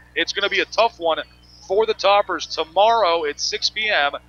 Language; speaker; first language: English; native; English